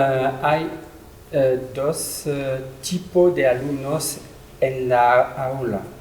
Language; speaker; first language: Spanish; non-native, learner; French